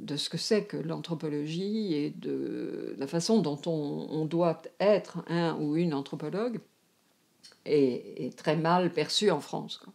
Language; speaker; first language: French; native; French